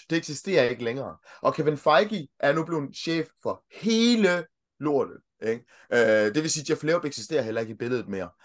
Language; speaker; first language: Danish; early bilingual, other home language; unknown